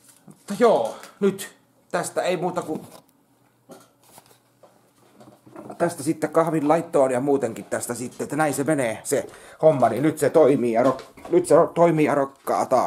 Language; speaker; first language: Finnish; native; Finnish